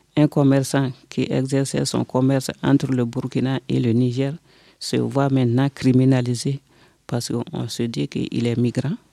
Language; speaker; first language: French; non-native, local second language; Bambara